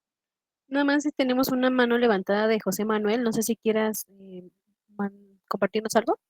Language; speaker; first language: Spanish; native; Spanish